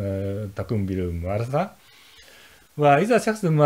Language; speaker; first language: Arabic; non-native, fluent; Japanese